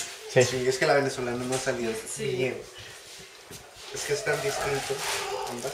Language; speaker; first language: Spanish; native; Spanish